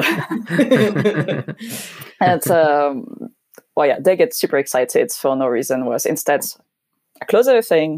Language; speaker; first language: English; non-native, fluent; French